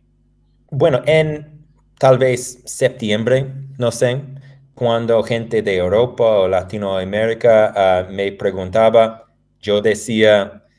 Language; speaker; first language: Spanish; non-native, fluent; English